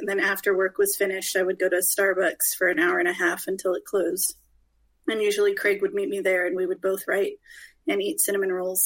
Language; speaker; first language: English; native; English